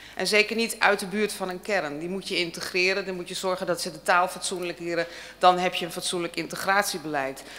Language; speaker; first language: Dutch; native; Dutch